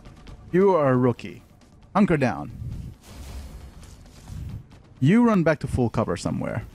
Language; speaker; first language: English; native; English